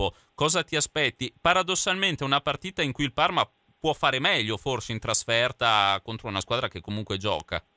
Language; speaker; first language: Italian; native; Italian